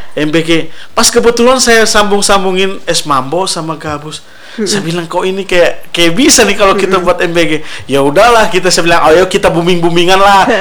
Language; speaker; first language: Indonesian; non-native, local second language; Sundanese